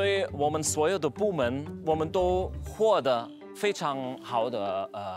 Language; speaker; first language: Chinese; non-native, learner; German